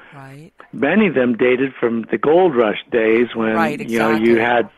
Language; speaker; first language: English; native; English